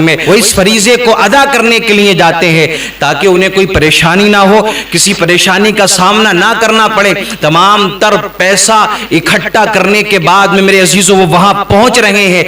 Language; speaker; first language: Urdu; native; Urdu